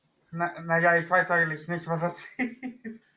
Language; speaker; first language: German; non-native, learner; Spanish